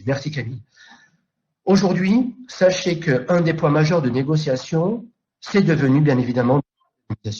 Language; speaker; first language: French; native; French